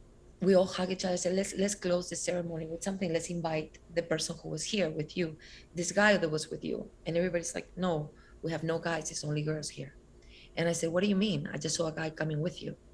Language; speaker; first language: English; non-native, fluent; Spanish